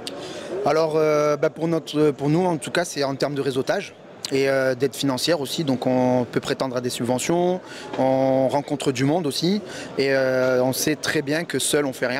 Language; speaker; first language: French; native; French